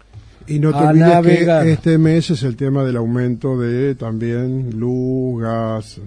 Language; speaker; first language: Spanish; native; Spanish